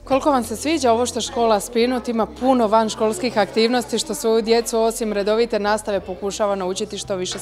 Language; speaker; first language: Croatian; native; Croatian